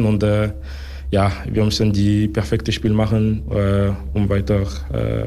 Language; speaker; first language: German; non-native, local second language; French